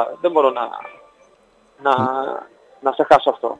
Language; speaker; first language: Greek; non-native, learner; Spanish